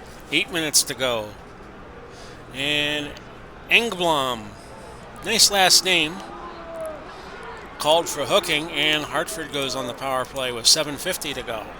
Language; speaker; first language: English; native; English